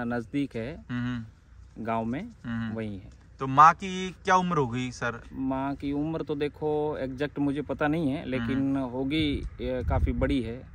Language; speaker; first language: Hindi; native; Hindi